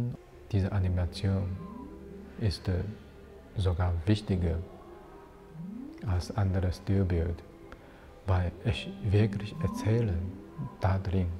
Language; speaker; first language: German; non-native, fluent; Chinese